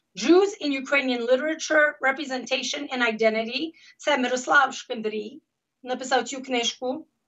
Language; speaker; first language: Ukrainian; early bilingual, heritage; Ukrainian